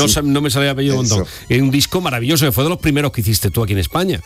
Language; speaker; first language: Spanish; native; Spanish